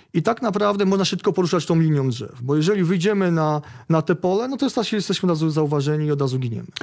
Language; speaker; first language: Polish; native; Polish